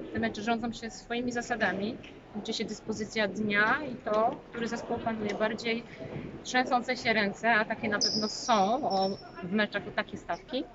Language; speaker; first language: Polish; native; Polish